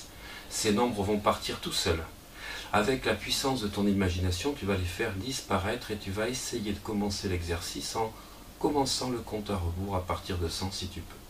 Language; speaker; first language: French; native; French